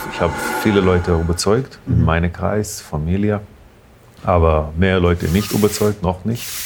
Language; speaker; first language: German; non-native, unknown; Hebrew